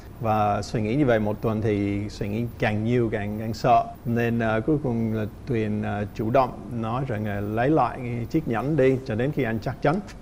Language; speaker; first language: Vietnamese; non-native, fluent; English